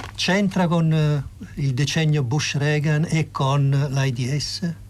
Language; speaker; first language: Italian; native; Italian